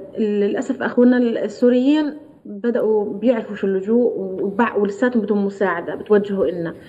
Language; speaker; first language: Arabic; native; Arabic